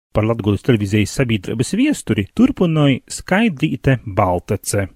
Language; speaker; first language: Latvian; native; Latvian